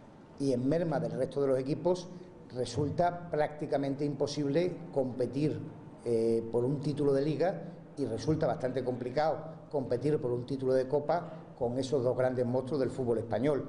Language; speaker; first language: Spanish; native; Spanish